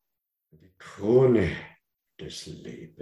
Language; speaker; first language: German; non-native, learner; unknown